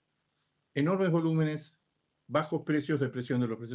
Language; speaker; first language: Spanish; native; Spanish